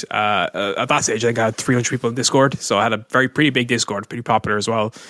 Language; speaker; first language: English; native; English